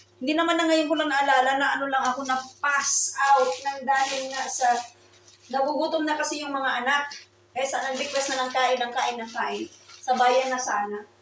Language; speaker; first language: Filipino; native; Filipino